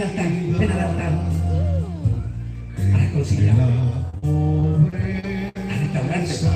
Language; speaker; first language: Spanish; native; Spanish